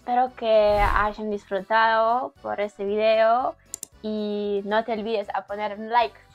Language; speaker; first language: Spanish; non-native, learner; Ukrainian